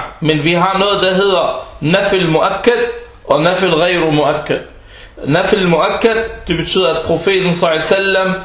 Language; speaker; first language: Danish; non-native, fluent; Arabic